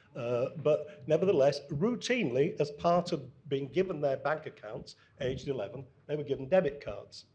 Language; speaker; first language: English; native; English